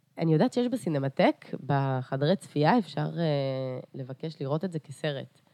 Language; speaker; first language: Hebrew; early bilingual, other home language; Russian